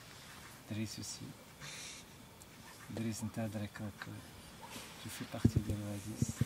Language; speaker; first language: French; non-native, local second language; Arabic